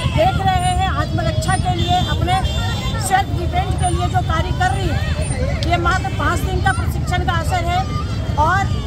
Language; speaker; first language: Hindi; native; Hindi